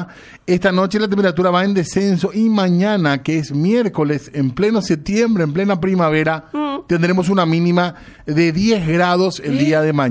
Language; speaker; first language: Spanish; native; Spanish